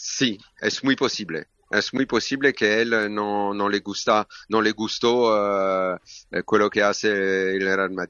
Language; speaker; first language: Spanish; non-native, learner; French